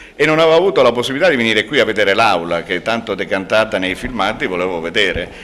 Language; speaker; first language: Italian; native; Italian